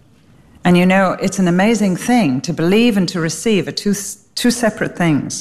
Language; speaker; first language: English; native; English